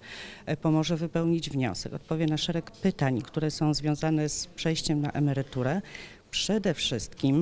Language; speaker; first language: Polish; native; Polish